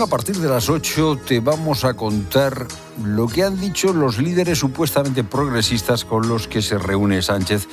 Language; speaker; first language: Spanish; native; Spanish